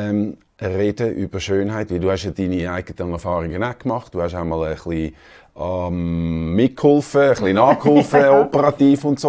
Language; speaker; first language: German; native; German